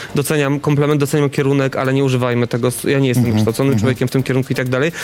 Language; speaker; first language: Polish; native; Polish